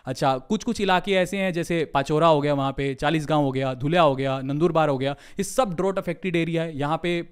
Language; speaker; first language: Hindi; native; Hindi